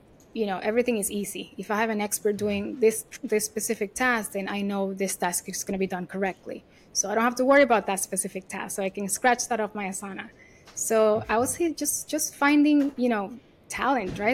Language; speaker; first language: English; non-native, fluent; Spanish